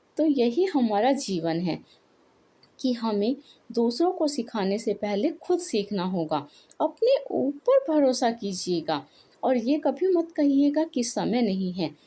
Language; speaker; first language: Hindi; native; Hindi